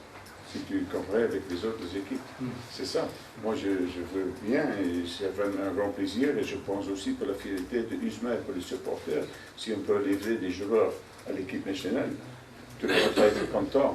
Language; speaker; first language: French; non-native, fluent; Dutch